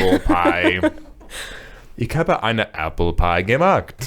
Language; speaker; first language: German; non-native, learner; English